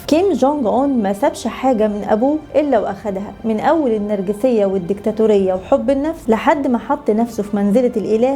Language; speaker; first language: Arabic; native; Arabic